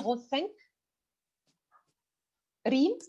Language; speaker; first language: French; non-native, fluent; Arabic